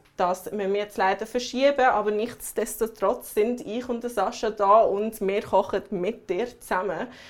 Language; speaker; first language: German; early bilingual, other home language; English